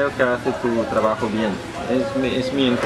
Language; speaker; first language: Spanish; non-native, learner; Danish